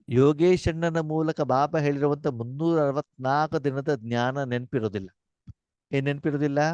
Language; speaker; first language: Kannada; native; Kannada